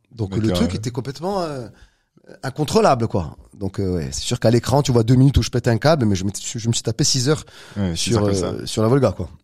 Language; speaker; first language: French; native; French